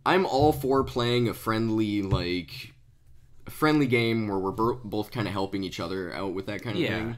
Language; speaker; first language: English; native; English